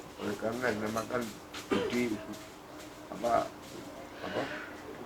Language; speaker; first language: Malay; non-native, local second language; Javanese